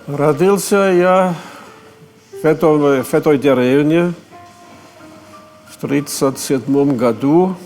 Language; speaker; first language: Russian; non-native, fluent; German